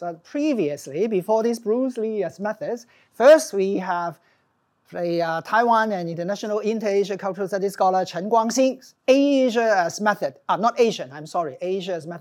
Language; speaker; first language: English; non-native, local second language; Cantonese